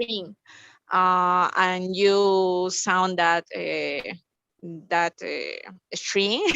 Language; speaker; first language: English; non-native, learner; Spanish